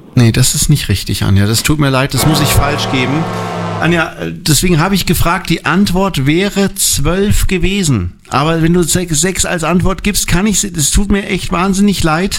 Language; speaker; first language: German; native; German